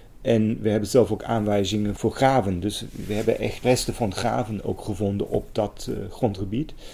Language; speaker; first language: Dutch; non-native, fluent; German